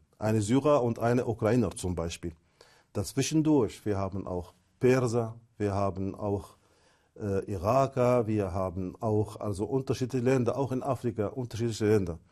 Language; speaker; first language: German; non-native, fluent; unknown